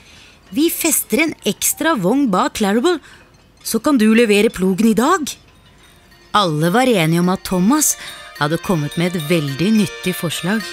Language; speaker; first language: Norwegian; native; Norwegian